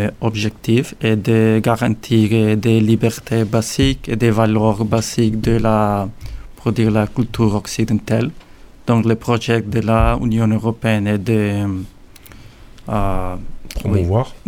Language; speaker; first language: French; non-native, learner; Spanish